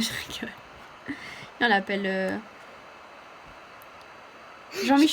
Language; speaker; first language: French; native; French